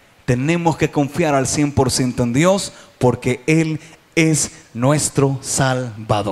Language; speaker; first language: Spanish; native; Spanish